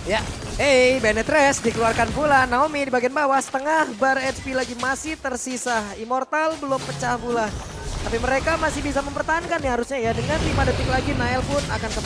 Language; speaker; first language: Indonesian; native; Indonesian